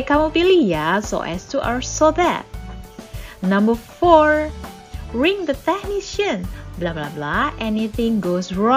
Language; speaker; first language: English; non-native, fluent; Indonesian